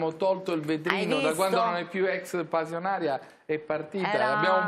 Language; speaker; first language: Italian; native; Italian